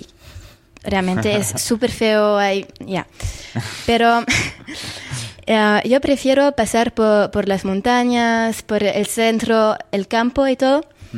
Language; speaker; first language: Spanish; non-native, fluent; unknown